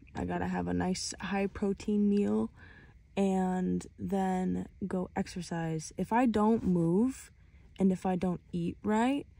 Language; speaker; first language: English; native; English